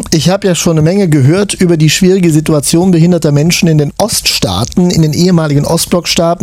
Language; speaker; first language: German; native; German